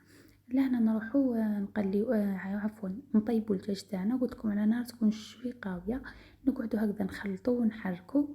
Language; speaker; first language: Arabic; native; Arabic